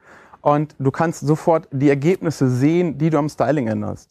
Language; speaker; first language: German; native; German